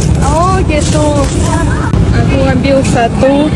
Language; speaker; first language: Indonesian; non-native, learner; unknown